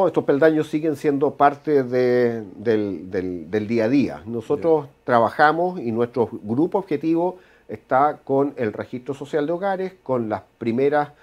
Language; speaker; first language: Spanish; native; Spanish